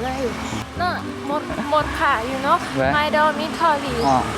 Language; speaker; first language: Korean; non-native, learner; Thai